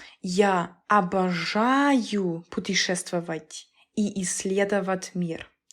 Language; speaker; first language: Russian; non-native, learner; German